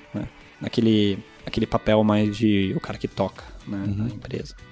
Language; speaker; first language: Portuguese; non-native, fluent; German